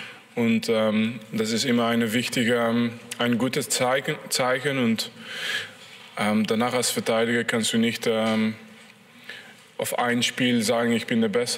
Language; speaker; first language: German; non-native, fluent; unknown